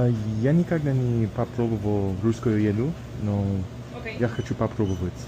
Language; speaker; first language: Russian; non-native, learner; English